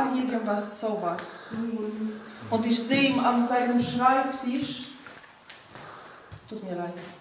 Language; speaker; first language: German; non-native, fluent; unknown